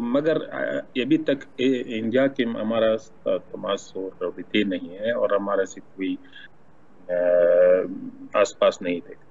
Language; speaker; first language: Hindi; non-native, learner; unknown